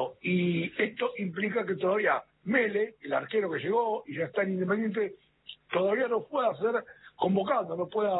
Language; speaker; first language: Spanish; native; Spanish